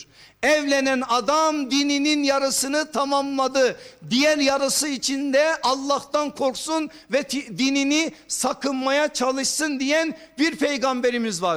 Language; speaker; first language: Turkish; native; Turkish